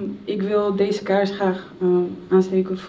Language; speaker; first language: Dutch; early bilingual, other home language; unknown